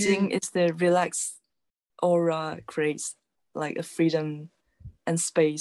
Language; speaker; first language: English; non-native, local second language; Chinese